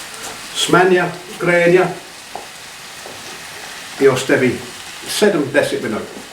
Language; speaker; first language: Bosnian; non-native, learner; English